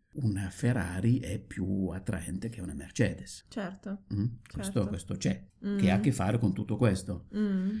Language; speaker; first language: Italian; non-native, fluent; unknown